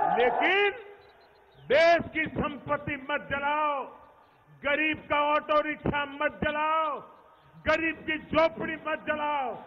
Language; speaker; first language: Hindi; non-native, local second language; Gujarati